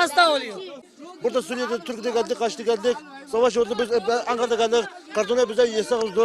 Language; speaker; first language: Turkish; non-native, learner; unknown